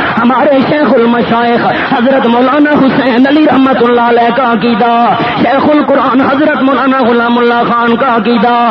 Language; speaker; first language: Urdu; non-native, local second language; Pashto